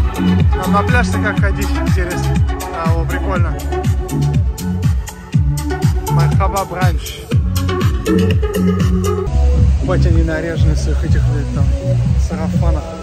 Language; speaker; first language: Russian; native; Russian